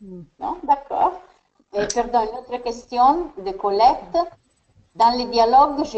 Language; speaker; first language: French; non-native, fluent; Spanish